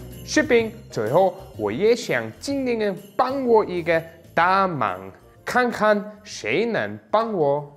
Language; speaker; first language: Chinese; non-native, fluent; German